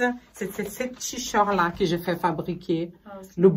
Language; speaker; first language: French; non-native, fluent; Portuguese